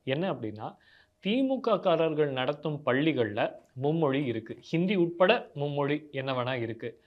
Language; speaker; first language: Tamil; native; Tamil